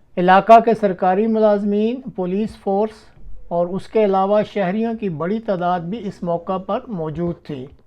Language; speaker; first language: Urdu; native; Urdu